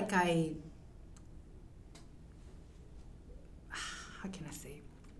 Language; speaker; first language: English; non-native, fluent; Korean